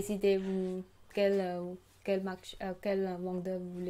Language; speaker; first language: French; non-native, learner; Khmer